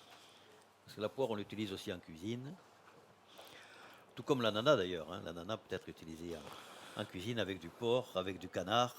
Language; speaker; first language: French; native; French